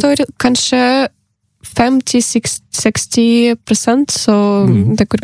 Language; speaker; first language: Norwegian; non-native, learner; Ukrainian